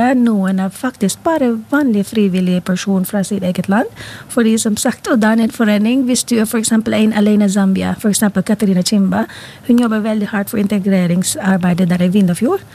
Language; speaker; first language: Norwegian; non-native, fluent; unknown